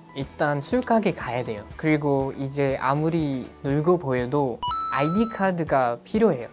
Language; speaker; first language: Korean; non-native, fluent; English